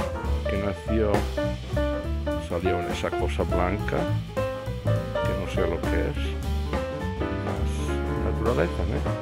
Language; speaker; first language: Spanish; non-native, fluent; Portuguese